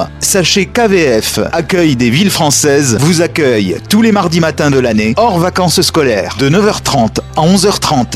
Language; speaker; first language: French; native; French